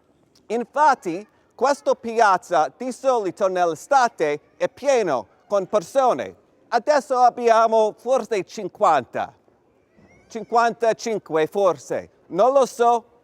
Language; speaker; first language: Italian; non-native, fluent; English